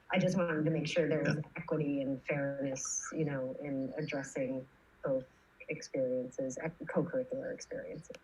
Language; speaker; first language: English; native; English